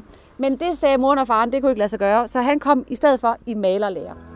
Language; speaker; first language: Danish; native; Danish